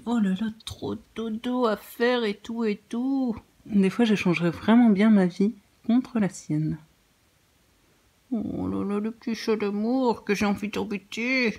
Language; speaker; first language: French; native; French